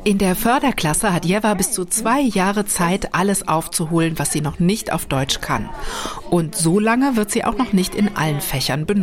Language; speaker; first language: German; native; German